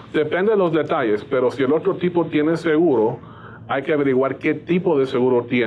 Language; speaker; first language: Spanish; native; Spanish